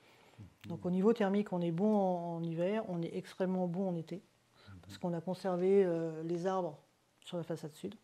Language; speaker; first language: French; native; French